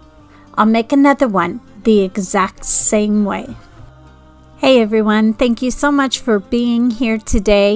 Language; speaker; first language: English; native; English